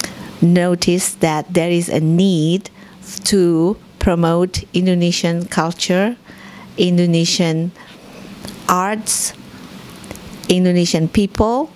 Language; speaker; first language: English; non-native, fluent; Indonesian